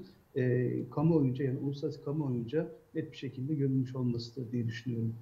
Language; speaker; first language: Turkish; native; Turkish